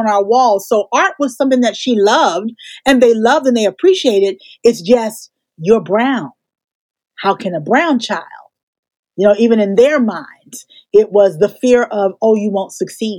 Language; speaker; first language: English; native; English